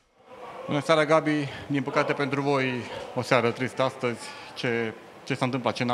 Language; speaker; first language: Romanian; native; Romanian